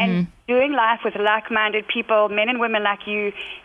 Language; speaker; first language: English; native; English